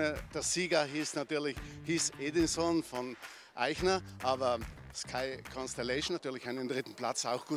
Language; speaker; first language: German; native; German